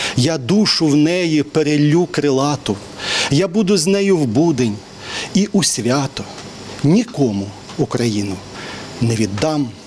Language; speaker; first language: Ukrainian; native; Ukrainian